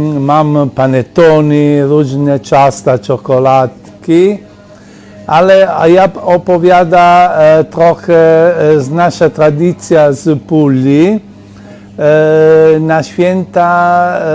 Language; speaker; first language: Polish; non-native, learner; Italian